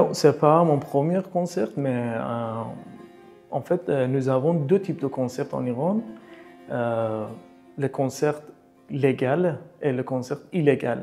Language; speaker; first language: French; non-native, learner; Persian